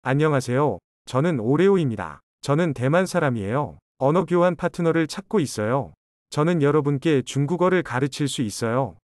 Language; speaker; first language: Korean; non-native, learner; Chinese